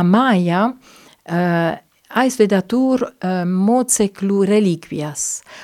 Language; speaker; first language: Latvian; non-native, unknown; Italian